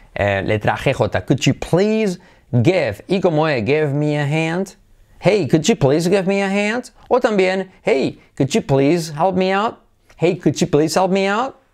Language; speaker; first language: English; non-native, fluent; Spanish